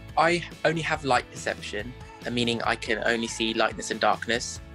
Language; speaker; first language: English; native; English